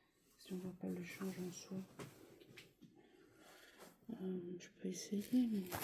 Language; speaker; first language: French; native; French